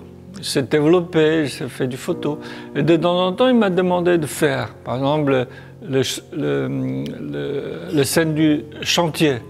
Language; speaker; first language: French; non-native, learner; Chinese